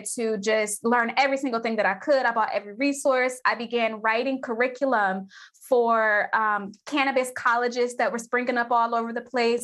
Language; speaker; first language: English; native; English